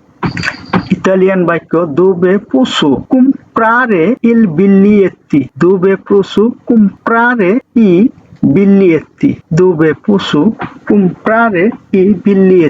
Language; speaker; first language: Italian; non-native, learner; Bangla